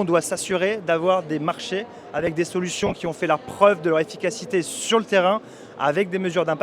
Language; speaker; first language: French; native; French